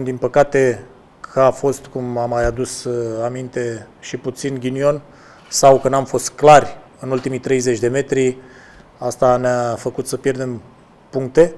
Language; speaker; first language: Romanian; native; Romanian